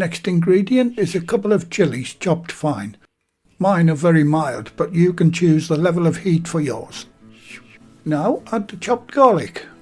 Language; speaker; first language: English; native; English